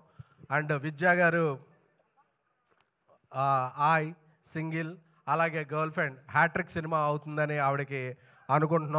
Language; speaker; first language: Telugu; native; Telugu